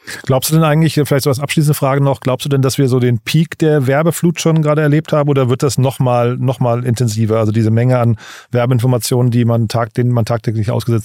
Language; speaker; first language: German; native; German